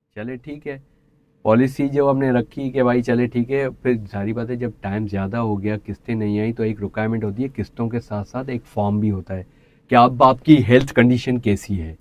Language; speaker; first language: Urdu; non-native, local second language; Sindhi